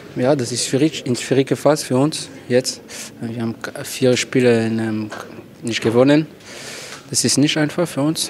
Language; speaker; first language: German; non-native, learner; French